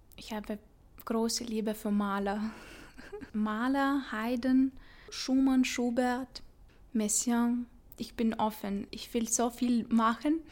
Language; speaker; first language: German; non-native, learner; Lithuanian